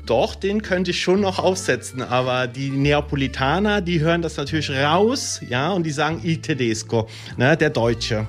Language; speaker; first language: German; early bilingual, other home language; Italian